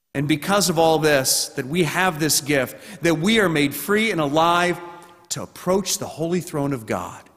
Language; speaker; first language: English; native; English